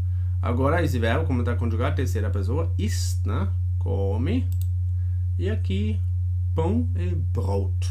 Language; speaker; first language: Portuguese; non-native, fluent; German